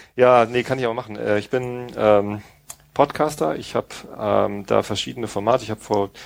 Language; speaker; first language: German; native; German